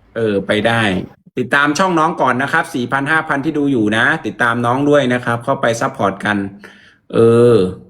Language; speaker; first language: Thai; native; Thai